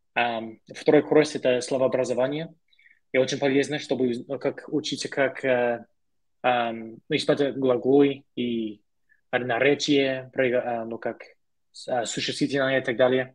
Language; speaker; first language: Russian; non-native, learner; English